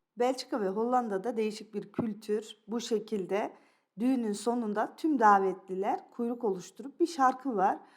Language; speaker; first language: Turkish; early bilingual, other home language; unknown